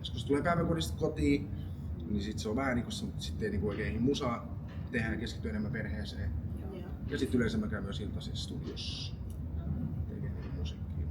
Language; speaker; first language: Finnish; early bilingual, other home language; Estonian